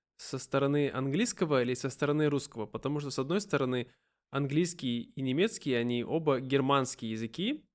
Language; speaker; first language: Russian; native; Russian